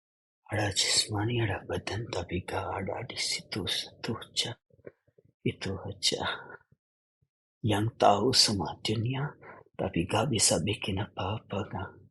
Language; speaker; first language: Indonesian; non-native, fluent; Hindi